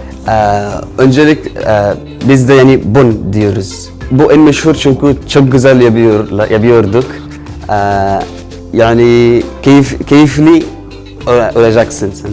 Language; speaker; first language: Turkish; non-native, learner; Arabic